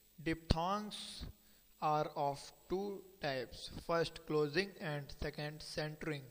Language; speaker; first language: English; non-native, local second language; Hindi